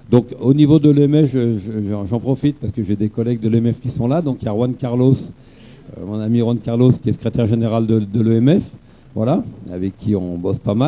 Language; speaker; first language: French; native; French